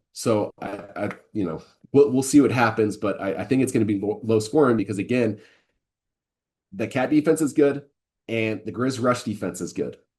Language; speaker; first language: English; native; English